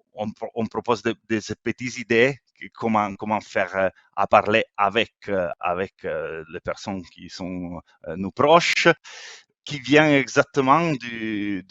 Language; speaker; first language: French; non-native, fluent; Italian